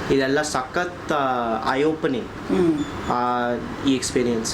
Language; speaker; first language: Kannada; early bilingual, heritage; Kannada